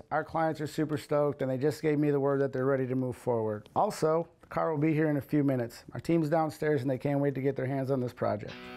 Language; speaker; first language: English; native; English